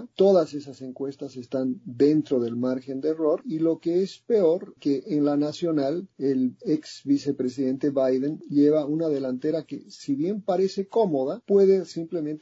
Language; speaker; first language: Spanish; native; Spanish